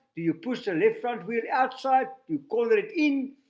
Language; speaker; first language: English; non-native, local second language; Afrikaans